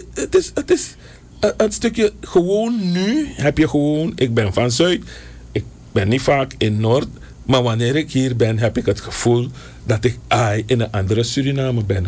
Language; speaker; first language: Dutch; native; Dutch